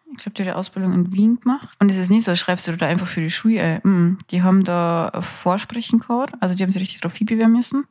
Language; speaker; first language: German; native; German